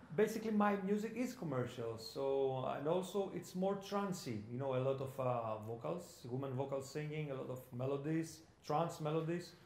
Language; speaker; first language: English; non-native, fluent; Greek